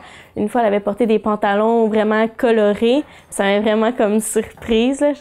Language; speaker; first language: French; native; French